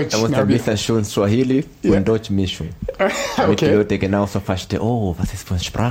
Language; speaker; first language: German; non-native, learner; Swahili